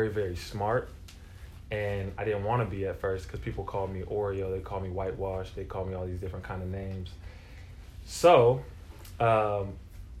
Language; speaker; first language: English; native; English